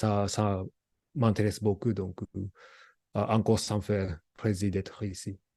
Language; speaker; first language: French; non-native, learner; Japanese